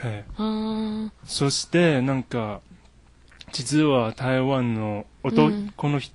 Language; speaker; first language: Japanese; non-native, learner; Chinese